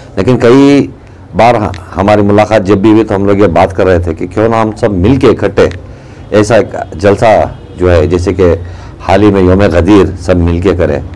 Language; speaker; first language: Urdu; native; Urdu